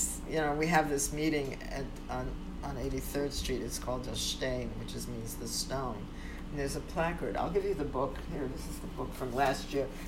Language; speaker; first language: English; early bilingual, other home language; Polish